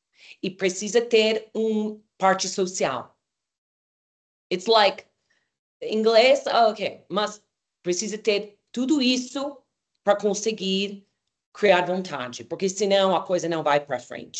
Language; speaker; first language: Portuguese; non-native, fluent; English